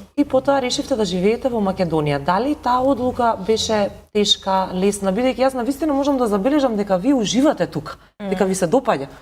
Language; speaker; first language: Macedonian; native; Macedonian